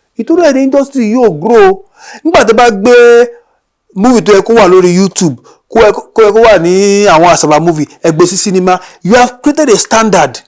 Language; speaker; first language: Yoruba; non-native, local second language; Igbo